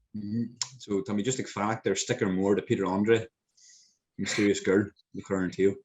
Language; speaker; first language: Irish; non-native, local second language; English